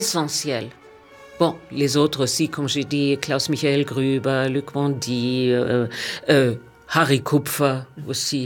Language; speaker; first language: French; non-native, fluent; German